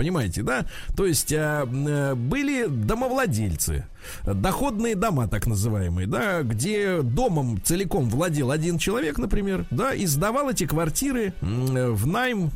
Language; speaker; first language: Russian; native; Russian